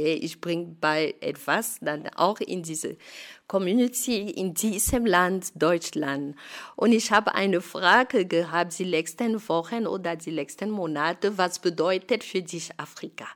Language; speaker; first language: German; non-native, fluent; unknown